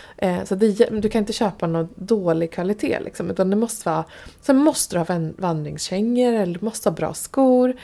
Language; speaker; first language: Swedish; native; Swedish